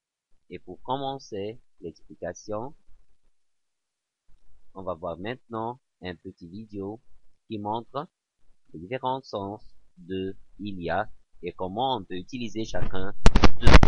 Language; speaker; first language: French; non-native, fluent; Arabic